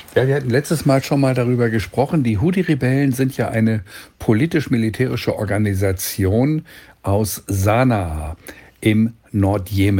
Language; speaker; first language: German; native; German